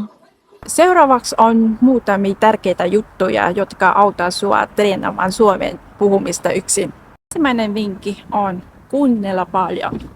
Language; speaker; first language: Finnish; non-native, fluent; Vietnamese